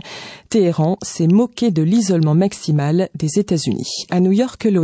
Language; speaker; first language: French; native; French